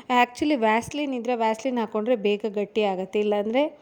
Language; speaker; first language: Kannada; non-native, local second language; Tulu